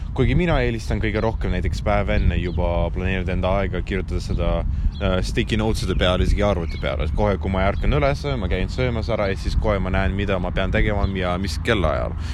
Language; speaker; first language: Estonian; non-native, local second language; Russian